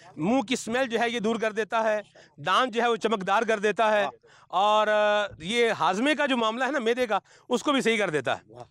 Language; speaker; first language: Urdu; native; Urdu